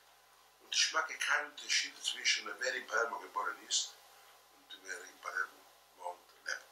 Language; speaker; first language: German; non-native, fluent; Italian